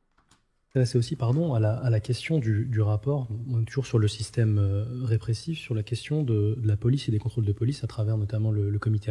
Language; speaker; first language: French; native; French